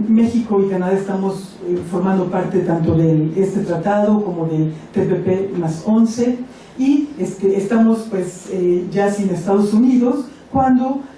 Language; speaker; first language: Spanish; native; Spanish